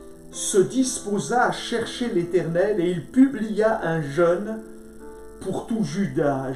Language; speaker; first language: French; native; French